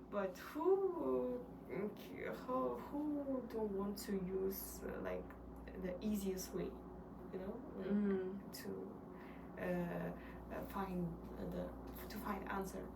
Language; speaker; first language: English; non-native, learner; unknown